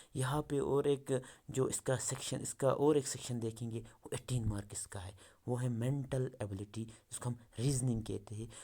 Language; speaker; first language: Urdu; non-native, local second language; Kashmiri